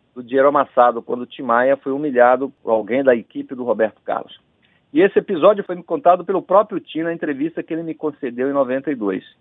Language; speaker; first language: Portuguese; native; Portuguese